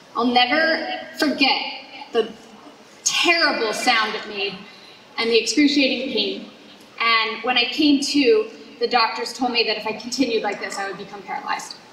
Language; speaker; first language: English; native; English